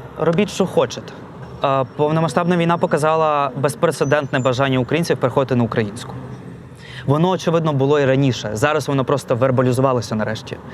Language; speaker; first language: Ukrainian; non-native, local second language; Russian